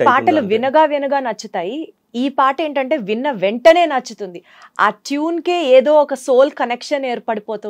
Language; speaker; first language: Telugu; native; Telugu